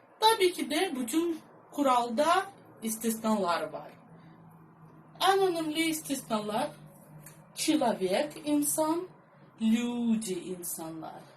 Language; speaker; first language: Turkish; non-native, fluent; Russian